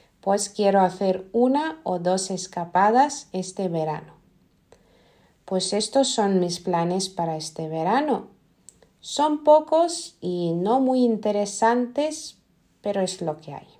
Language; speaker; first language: Spanish; non-native, fluent; Lithuanian